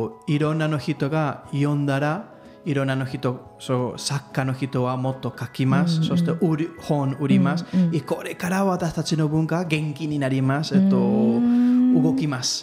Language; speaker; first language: Japanese; non-native, learner; Catalan